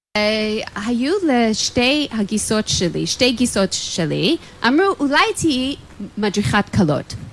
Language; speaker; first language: Hebrew; non-native, fluent; English